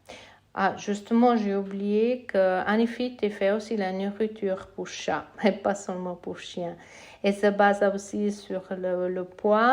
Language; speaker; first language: French; non-native, fluent; Italian